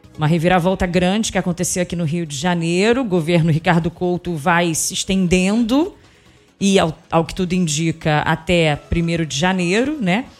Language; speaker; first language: Portuguese; native; Portuguese